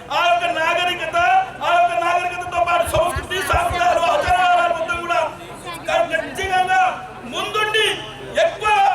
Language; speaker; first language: Telugu; non-native, local second language; Lambadi